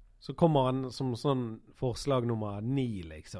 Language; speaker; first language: Norwegian; native; Norwegian